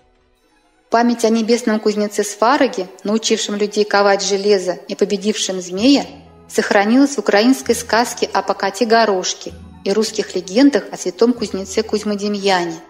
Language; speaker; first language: Russian; native; Russian